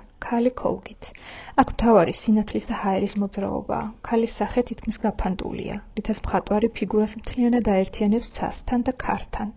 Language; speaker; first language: Georgian; native; Georgian